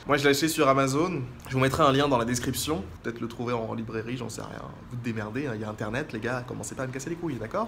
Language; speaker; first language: French; native; French